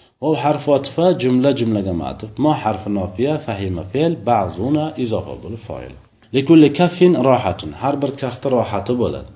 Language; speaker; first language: Arabic; non-native, fluent; Uzbek